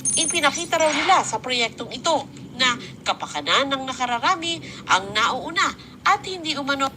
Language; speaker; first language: Filipino; native; Filipino